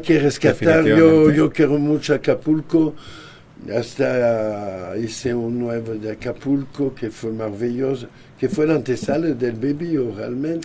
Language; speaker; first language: Spanish; non-native, fluent; French